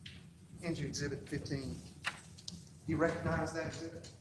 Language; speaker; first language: English; native; English